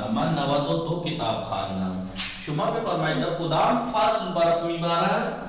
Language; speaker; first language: Persian; non-native, fluent; Urdu